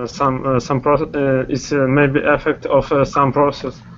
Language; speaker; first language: English; non-native, learner; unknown